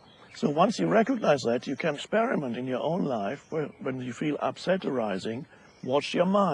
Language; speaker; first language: English; non-native, fluent; German